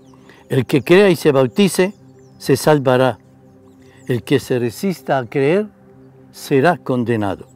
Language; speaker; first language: Spanish; native; Spanish